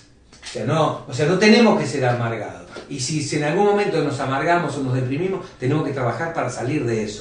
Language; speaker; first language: Spanish; native; Spanish